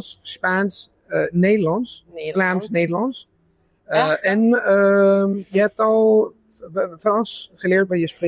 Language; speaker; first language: Dutch; non-native, fluent; Italian